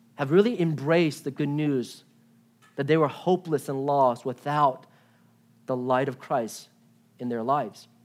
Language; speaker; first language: English; native; English